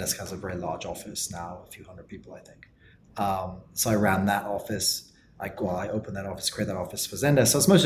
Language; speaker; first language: English; native; English